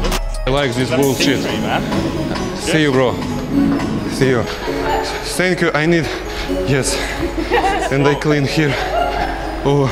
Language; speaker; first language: English; non-native, learner; Russian